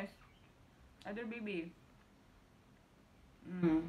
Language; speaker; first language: English; non-native, learner; Filipino